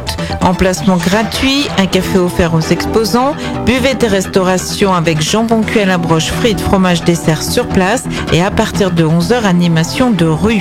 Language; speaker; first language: French; native; French